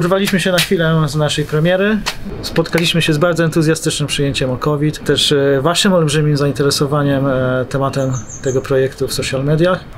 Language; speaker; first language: Polish; native; Polish